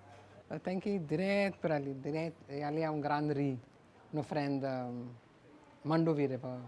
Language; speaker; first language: Portuguese; non-native, local second language; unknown